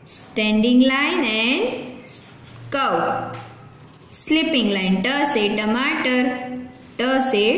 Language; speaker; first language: Hindi; non-native, local second language; Gujarati